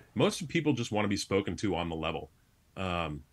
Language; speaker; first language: English; native; English